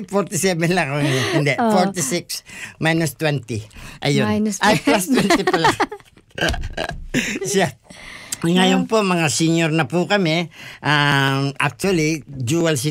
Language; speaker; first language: Filipino; non-native, local second language; Bikol